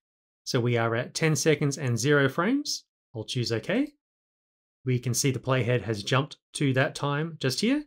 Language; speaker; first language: English; native; English